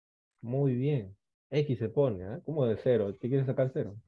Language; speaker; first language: Spanish; native; Spanish